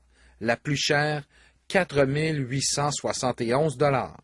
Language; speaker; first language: French; native; French